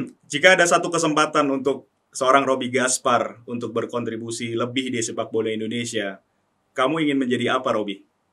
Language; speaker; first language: Indonesian; native; Indonesian